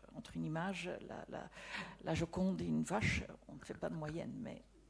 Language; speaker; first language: French; non-native, fluent; Dutch